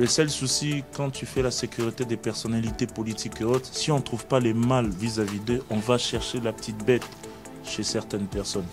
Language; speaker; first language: French; non-native, local second language; Lingala